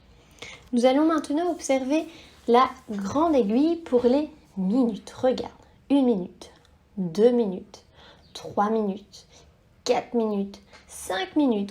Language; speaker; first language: French; native; French